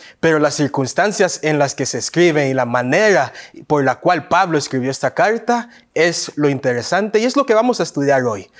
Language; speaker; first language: Spanish; early bilingual, heritage; Spanish